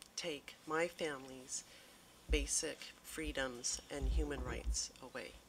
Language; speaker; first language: English; native; English